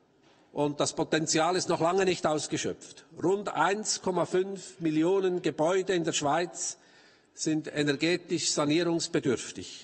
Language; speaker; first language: German; native; German